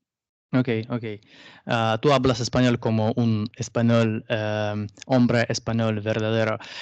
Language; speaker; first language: Spanish; non-native, learner; Russian